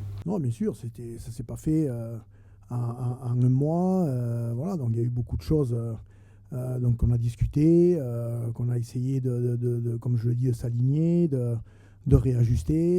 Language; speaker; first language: French; native; French